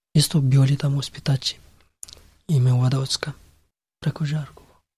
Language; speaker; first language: Serbian; non-native, learner; Pashto